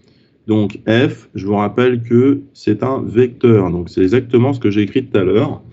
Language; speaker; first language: French; native; French